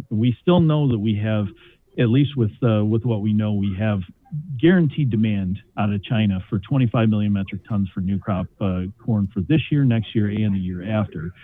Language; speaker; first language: English; native; English